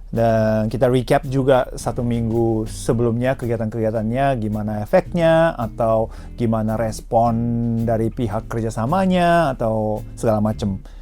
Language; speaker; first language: Indonesian; non-native, fluent; Japanese